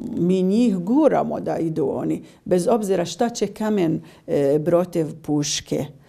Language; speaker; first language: Serbian; non-native, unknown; Arabic